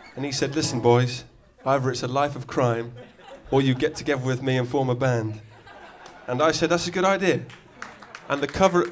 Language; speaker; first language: English; native; English